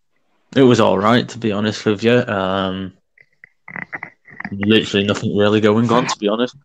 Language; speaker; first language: English; native; English